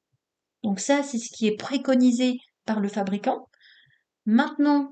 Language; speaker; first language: French; native; French